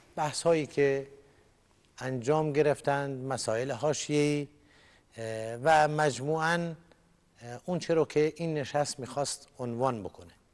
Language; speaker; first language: Persian; non-native, local second language; Kurdish